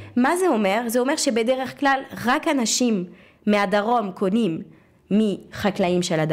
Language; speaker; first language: Hebrew; non-native, fluent; French